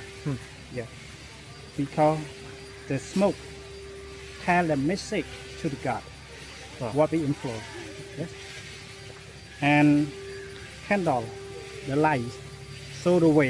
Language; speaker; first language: English; non-native, local second language; Khmer